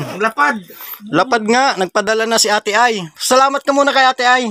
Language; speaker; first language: Filipino; native; Filipino